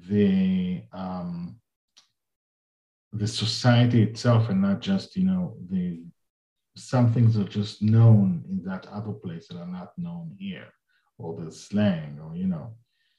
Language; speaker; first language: English; non-native, fluent; Hebrew